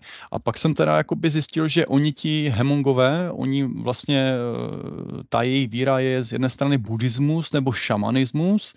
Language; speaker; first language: Czech; native; Czech